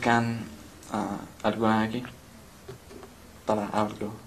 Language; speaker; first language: Spanish; non-native, learner; English